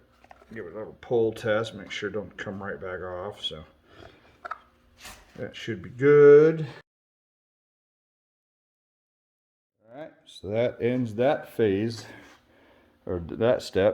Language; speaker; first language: English; native; English